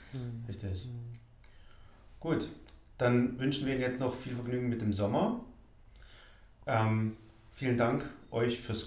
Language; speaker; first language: German; native; German